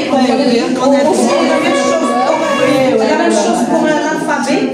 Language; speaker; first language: French; non-native, local second language; Arabic